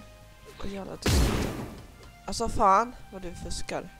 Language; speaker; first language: Swedish; native; Swedish